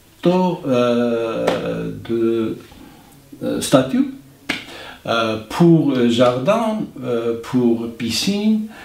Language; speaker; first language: French; non-native, learner; Armenian